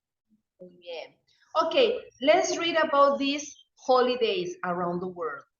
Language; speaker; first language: English; non-native, fluent; Spanish